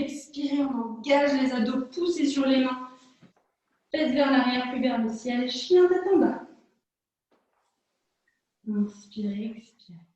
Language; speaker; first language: French; native; French